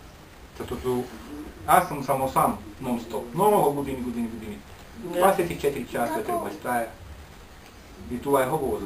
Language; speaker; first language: Bulgarian; non-native, learner; Finnish